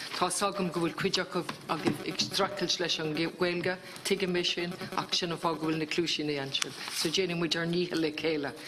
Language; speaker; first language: Irish; native; Irish